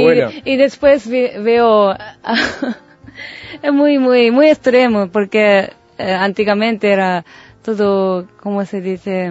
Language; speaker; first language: Spanish; non-native, learner; Japanese